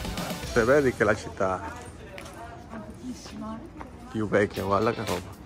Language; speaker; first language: Italian; non-native, learner; Spanish